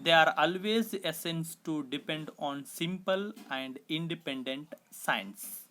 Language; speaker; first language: English; non-native, local second language; Kannada